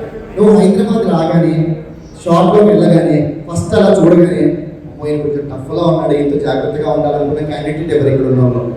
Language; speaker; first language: Telugu; native; Telugu